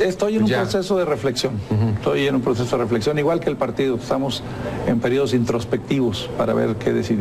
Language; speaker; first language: Spanish; native; Spanish